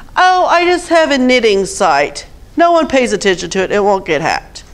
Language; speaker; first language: English; native; English